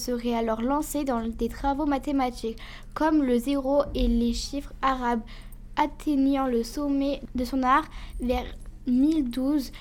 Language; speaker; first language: French; native; French